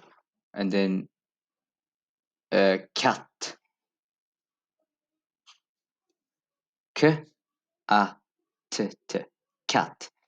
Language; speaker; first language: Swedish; non-native, fluent; Urdu